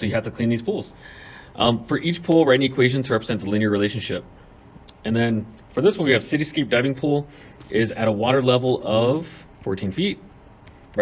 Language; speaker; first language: English; native; English